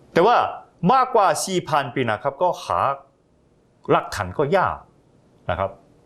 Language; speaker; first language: Thai; non-native, fluent; Korean